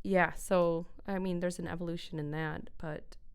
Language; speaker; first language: English; native; English